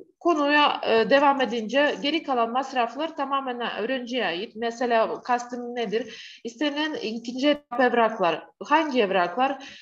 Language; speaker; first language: Turkish; non-native, fluent; Russian